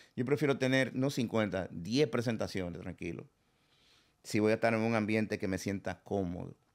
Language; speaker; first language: Spanish; native; Spanish